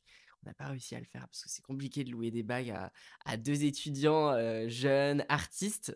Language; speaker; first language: French; native; French